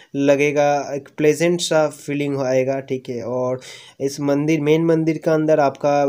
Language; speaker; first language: Hindi; non-native, local second language; Bangla